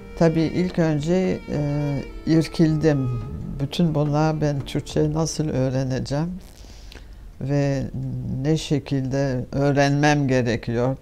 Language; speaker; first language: Turkish; non-native, fluent; French